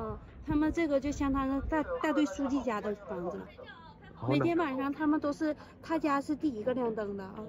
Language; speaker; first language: Chinese; native; Chinese